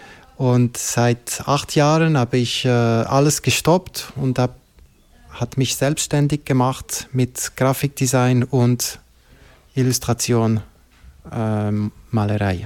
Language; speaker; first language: German; non-native, local second language; French